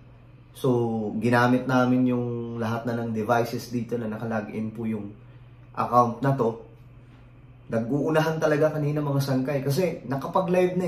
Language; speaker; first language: Filipino; native; Filipino